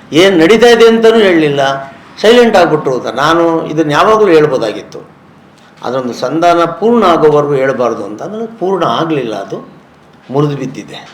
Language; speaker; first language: Kannada; native; Kannada